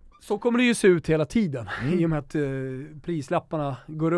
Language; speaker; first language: Swedish; native; Swedish